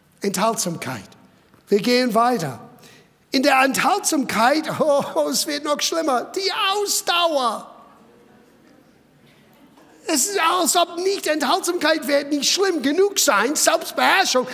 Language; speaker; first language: German; non-native, fluent; English